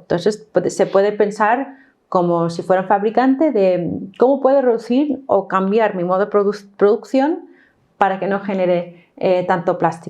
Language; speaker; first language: Spanish; non-native, fluent; English